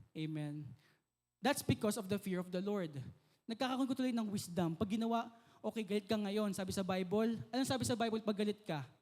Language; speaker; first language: Filipino; native; Filipino